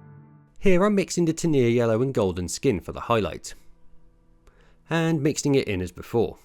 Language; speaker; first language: English; native; English